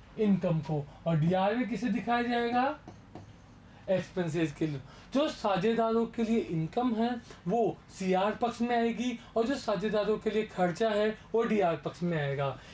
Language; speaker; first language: Hindi; native; Hindi